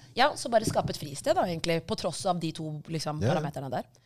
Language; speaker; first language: Norwegian; early bilingual, other home language; Tigrinya